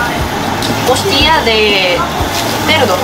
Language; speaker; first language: Spanish; non-native, learner; Korean